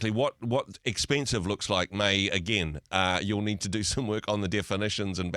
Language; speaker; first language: English; native; English